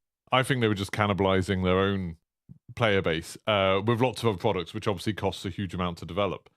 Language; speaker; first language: English; native; English